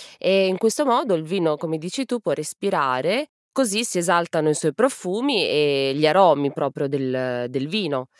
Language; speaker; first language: Italian; native; Italian